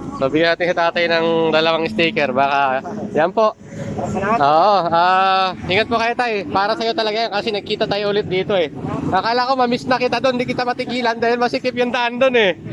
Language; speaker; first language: Filipino; native; Filipino